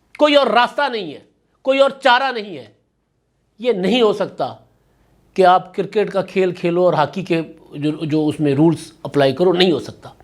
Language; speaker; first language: Urdu; non-native, local second language; Sindhi